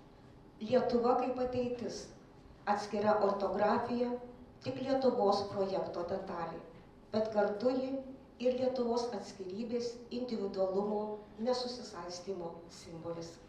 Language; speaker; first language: Lithuanian; native; Lithuanian